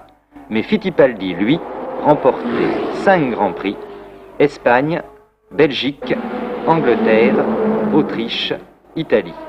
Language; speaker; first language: French; native; French